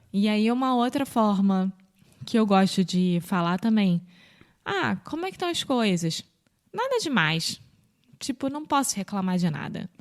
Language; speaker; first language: Portuguese; native; Portuguese